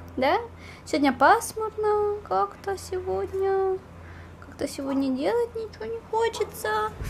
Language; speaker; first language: Russian; native; Russian